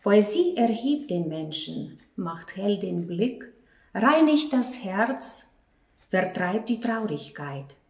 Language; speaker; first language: German; non-native, fluent; Lithuanian